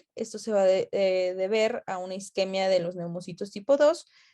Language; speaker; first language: Spanish; native; Spanish